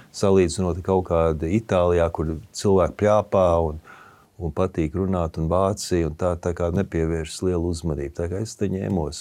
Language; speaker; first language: Latvian; early bilingual, heritage; Latvian